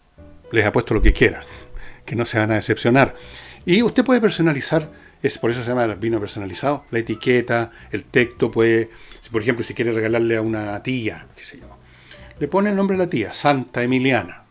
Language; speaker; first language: Spanish; native; Spanish